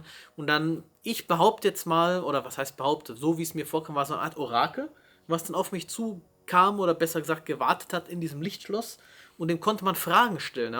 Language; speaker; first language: German; native; German